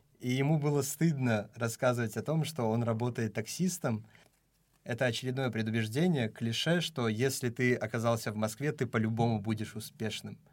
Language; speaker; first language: Russian; non-native, local second language; Tajik